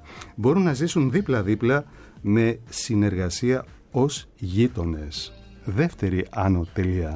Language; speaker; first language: Greek; native; Greek